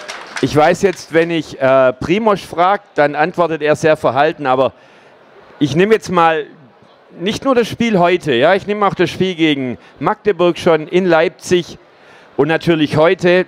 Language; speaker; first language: German; native; German